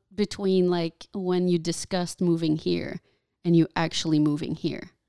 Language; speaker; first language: English; non-native, fluent; French